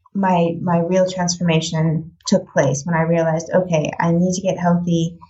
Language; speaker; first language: English; native; English